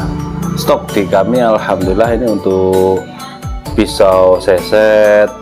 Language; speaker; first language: Indonesian; native; Indonesian